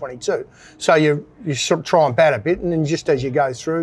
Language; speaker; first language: English; native; English